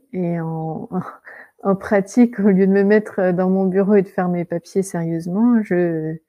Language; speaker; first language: French; native; French